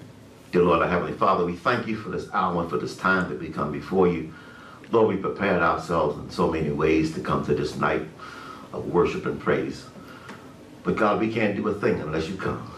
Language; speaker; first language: English; native; English